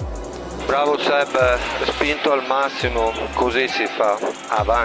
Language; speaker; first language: Italian; native; Italian